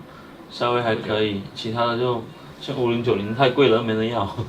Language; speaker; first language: Chinese; native; Chinese